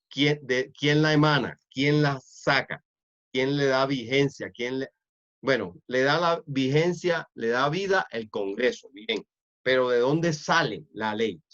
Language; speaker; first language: Spanish; native; Spanish